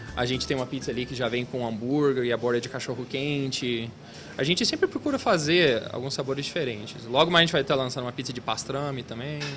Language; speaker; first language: Portuguese; native; Portuguese